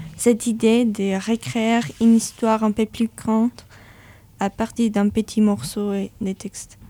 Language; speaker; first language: French; non-native, fluent; Spanish